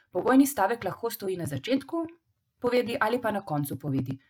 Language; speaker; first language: Slovenian; native; Slovenian